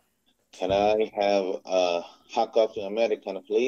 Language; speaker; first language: English; non-native, learner; Korean